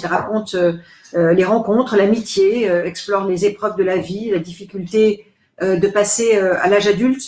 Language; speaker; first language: French; native; French